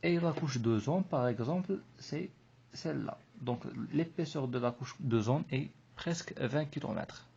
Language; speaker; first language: French; non-native, local second language; Arabic